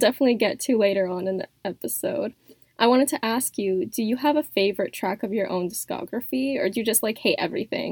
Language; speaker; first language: English; native; English